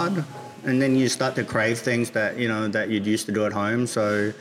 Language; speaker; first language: English; native; English